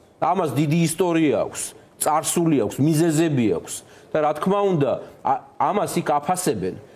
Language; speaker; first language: Georgian; native; Georgian